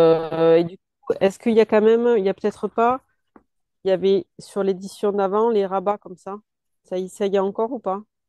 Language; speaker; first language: French; native; French